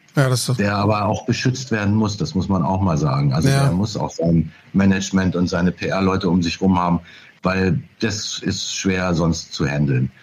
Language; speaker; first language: German; native; German